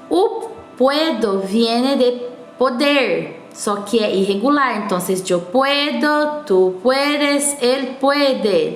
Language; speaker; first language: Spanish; non-native, fluent; Portuguese